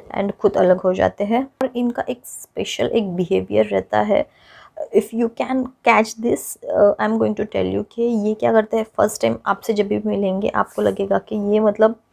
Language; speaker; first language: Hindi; non-native, local second language; Marathi